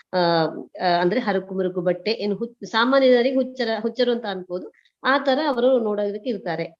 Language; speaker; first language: Kannada; native; Kannada